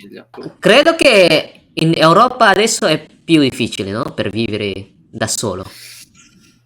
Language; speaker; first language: Italian; non-native, learner; Indonesian